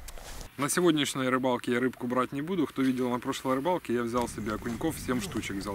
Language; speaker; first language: Russian; native; Russian